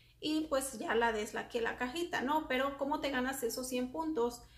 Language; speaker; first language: Spanish; native; Spanish